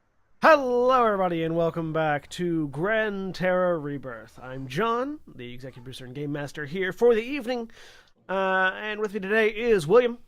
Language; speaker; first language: English; native; English